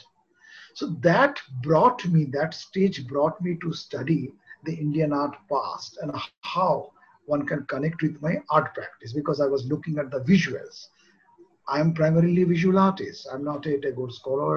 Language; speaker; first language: English; non-native, local second language; Bangla